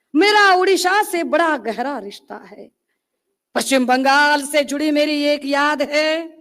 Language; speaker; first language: Hindi; non-native, local second language; Marathi